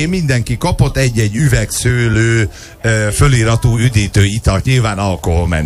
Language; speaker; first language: Hungarian; native; Hungarian